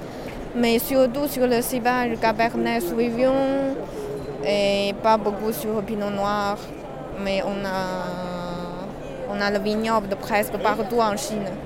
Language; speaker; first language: French; non-native, learner; Chinese